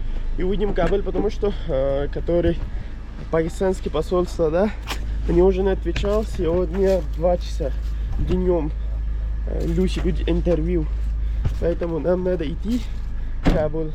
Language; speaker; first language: Russian; non-native, learner; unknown